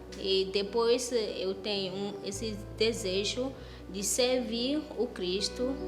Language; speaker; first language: Portuguese; non-native, fluent; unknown